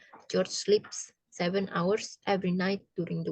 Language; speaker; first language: English; non-native, fluent; Indonesian